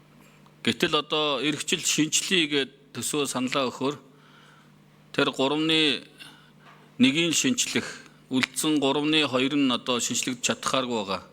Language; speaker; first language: Mongolian; native; Mongolian